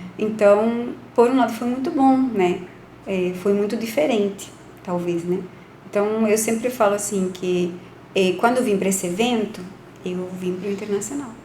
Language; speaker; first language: Portuguese; non-native, fluent; Spanish